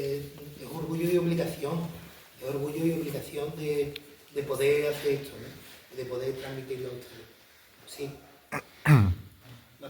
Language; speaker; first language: Spanish; native; Spanish